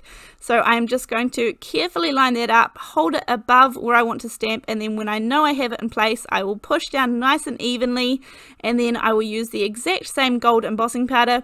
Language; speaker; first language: English; native; English